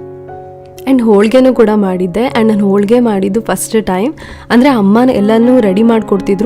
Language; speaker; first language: Kannada; native; Kannada